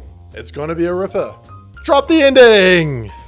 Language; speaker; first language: English; native; English